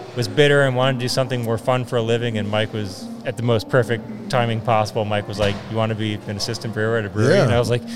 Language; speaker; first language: English; native; English